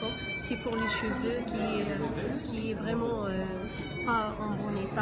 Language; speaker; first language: French; non-native, local second language; Arabic